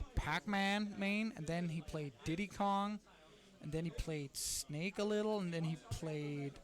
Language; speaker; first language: English; non-native, fluent; Danish